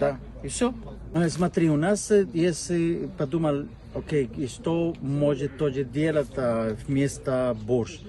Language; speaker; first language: Russian; non-native, learner; Spanish